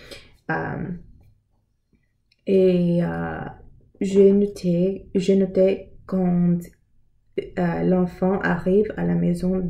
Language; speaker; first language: French; non-native, learner; English